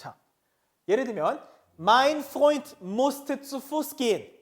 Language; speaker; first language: German; non-native, fluent; Korean